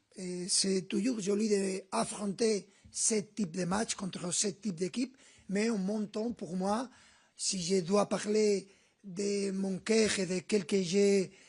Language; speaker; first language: French; non-native, learner; Spanish